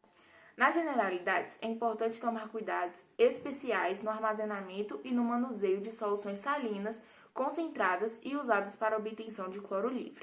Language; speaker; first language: Portuguese; native; Portuguese